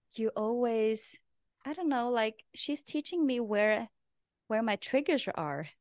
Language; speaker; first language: English; non-native, fluent; Norwegian